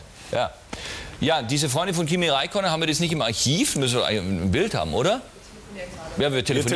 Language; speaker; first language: German; native; German